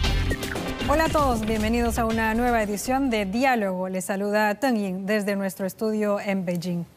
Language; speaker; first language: Spanish; non-native, fluent; Chinese